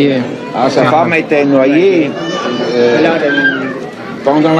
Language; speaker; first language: French; non-native, fluent; Swiss German